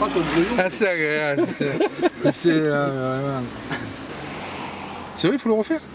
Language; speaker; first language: French; native; French